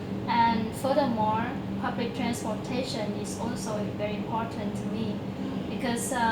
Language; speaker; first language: English; non-native, learner; Vietnamese